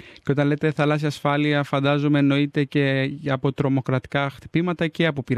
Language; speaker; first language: Greek; native; Greek